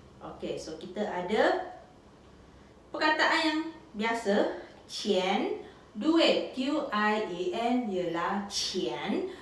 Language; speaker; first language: Malay; native; Malay